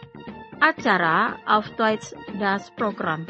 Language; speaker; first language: German; non-native, fluent; Indonesian